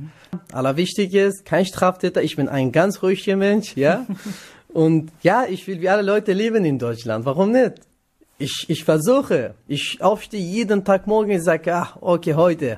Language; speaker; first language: German; non-native, learner; Kurdish